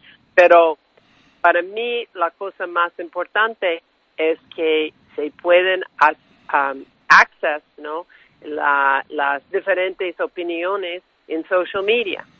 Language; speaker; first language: Spanish; non-native, fluent; English